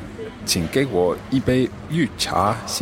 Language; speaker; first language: Chinese; non-native, learner; English